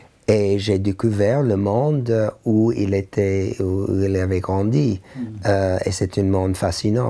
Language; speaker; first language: French; non-native, learner; English